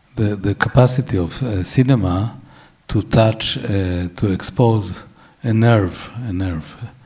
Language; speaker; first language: English; non-native, fluent; Hebrew